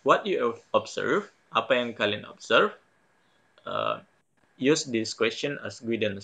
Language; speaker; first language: English; non-native, fluent; Indonesian